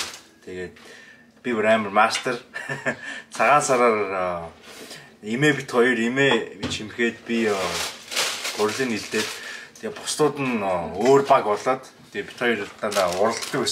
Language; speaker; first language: Mongolian; early bilingual, heritage; Mongolian